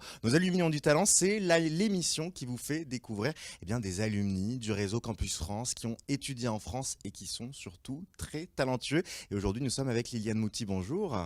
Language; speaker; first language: French; native; French